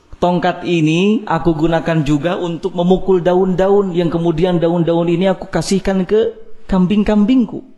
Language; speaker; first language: Indonesian; native; Indonesian